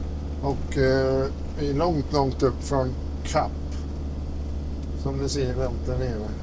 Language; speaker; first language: Swedish; native; Swedish